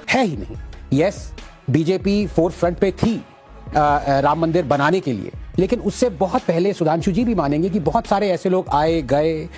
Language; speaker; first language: Hindi; non-native, local second language; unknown